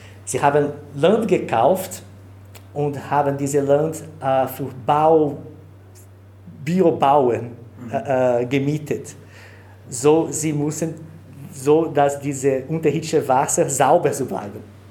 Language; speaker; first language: German; non-native, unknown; Portuguese